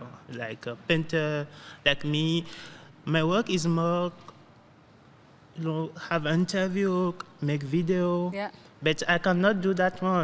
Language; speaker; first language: English; non-native, learner; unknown